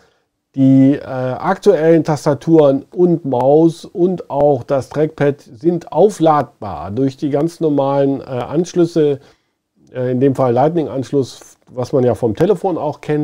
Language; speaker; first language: German; native; German